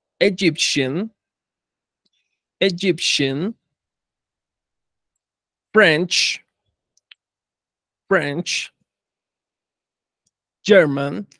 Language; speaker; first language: English; non-native, fluent; Spanish